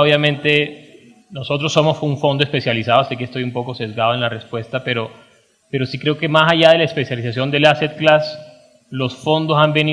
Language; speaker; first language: Spanish; native; Spanish